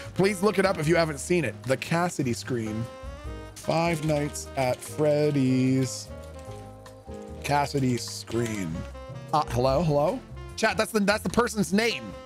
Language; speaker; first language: English; native; English